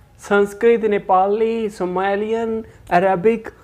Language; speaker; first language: English; non-native, local second language; Hindi